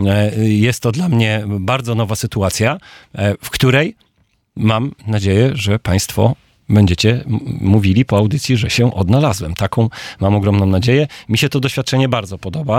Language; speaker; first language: Polish; native; Polish